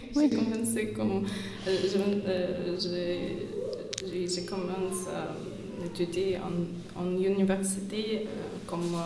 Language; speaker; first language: French; non-native, fluent; Ukrainian